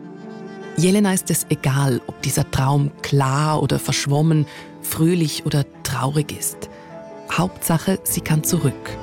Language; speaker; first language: German; native; German